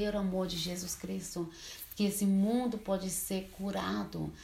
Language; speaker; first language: Portuguese; early bilingual, heritage; Portuguese